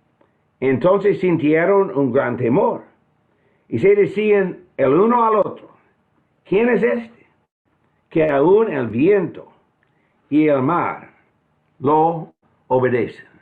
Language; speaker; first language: Spanish; non-native, fluent; English